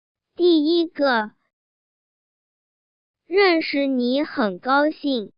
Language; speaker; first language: Chinese; non-native, learner; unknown